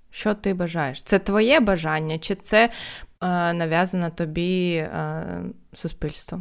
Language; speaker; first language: Ukrainian; non-native, local second language; Russian